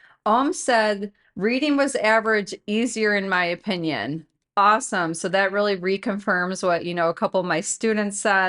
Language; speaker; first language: English; native; English